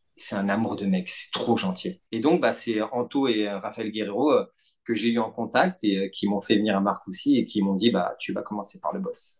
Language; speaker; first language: French; native; French